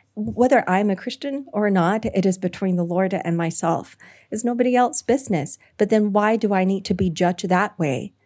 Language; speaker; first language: English; non-native, local second language; Cantonese